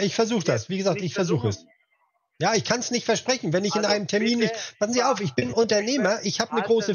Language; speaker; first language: German; native; German